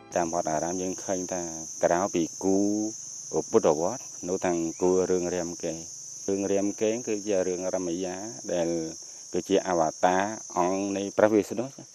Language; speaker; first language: Khmer; native; Khmer